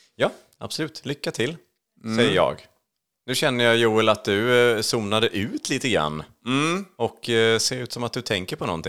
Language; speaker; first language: Swedish; native; Swedish